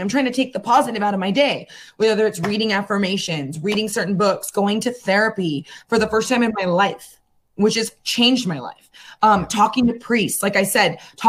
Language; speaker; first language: English; native; English